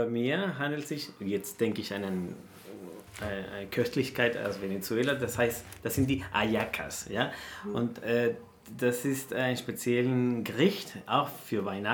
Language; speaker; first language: German; non-native, fluent; Spanish